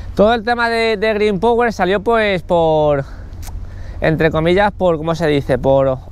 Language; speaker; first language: Spanish; native; Spanish